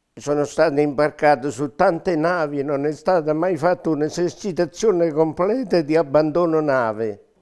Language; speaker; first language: Italian; native; Italian